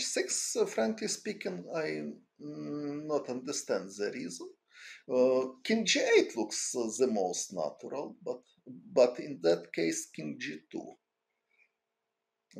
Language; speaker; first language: English; non-native, fluent; Ukrainian